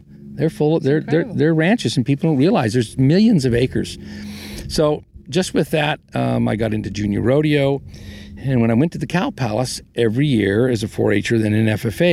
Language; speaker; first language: English; native; English